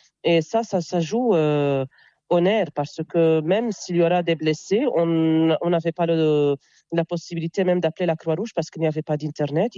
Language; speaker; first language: French; non-native, local second language; Arabic